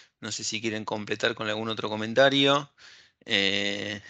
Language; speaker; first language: Spanish; native; Spanish